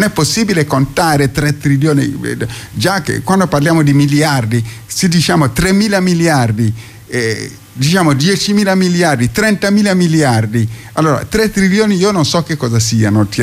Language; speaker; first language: Italian; non-native, fluent; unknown